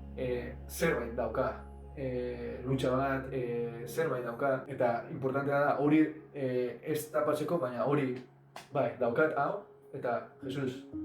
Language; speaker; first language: Basque; non-native, learner; Spanish